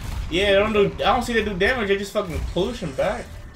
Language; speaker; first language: English; early bilingual, other home language; Spanish